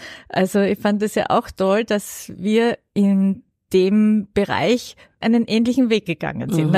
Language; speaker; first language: German; native; German